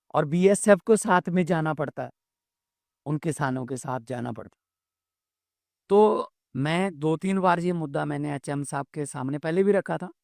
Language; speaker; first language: Hindi; non-native, local second language; Punjabi